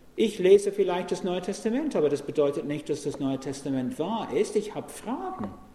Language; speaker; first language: German; non-native, fluent; English